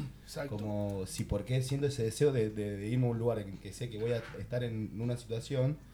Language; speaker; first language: Spanish; native; Spanish